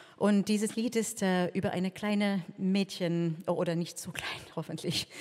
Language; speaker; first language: German; non-native, learner; Hebrew